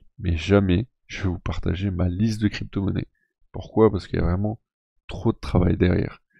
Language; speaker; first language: French; native; French